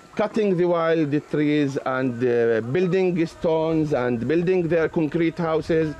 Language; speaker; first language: English; non-native, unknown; Arabic